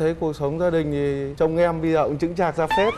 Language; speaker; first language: Vietnamese; native; Vietnamese